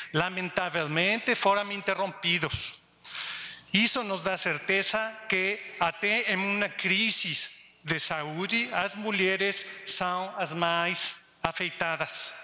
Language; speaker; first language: Portuguese; non-native, learner; Spanish